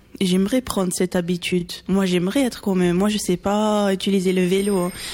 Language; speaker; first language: French; non-native, fluent; Portuguese